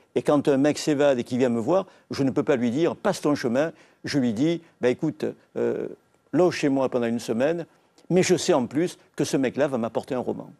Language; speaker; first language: French; native; French